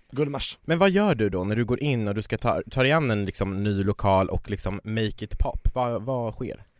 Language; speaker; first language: Swedish; native; Swedish